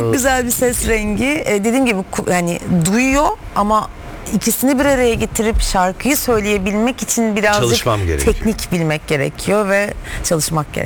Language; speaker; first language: Turkish; native; Turkish